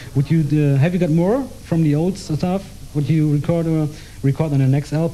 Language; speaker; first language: English; non-native, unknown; German